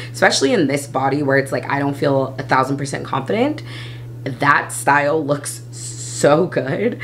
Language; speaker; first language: English; native; English